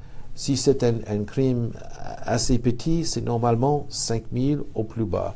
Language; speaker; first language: French; non-native, fluent; English